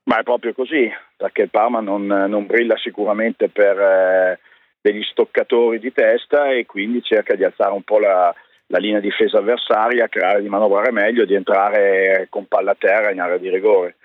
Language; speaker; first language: Italian; native; Italian